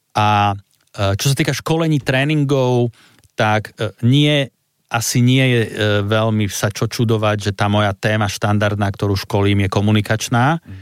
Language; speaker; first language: Slovak; native; Slovak